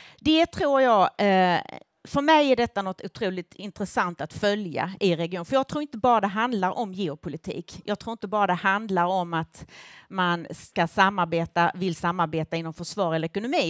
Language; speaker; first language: Swedish; native; Swedish